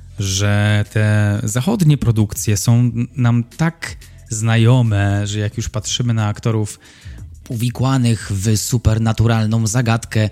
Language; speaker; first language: Polish; native; Polish